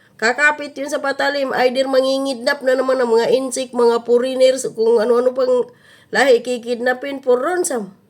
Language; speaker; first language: Filipino; non-native, local second language; Cebuano